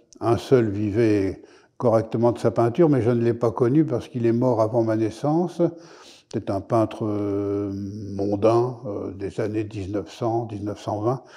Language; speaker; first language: French; native; French